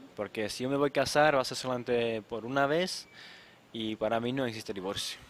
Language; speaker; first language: Spanish; non-native, fluent; Czech